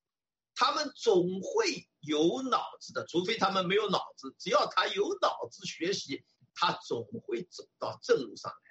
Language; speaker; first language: Chinese; native; Chinese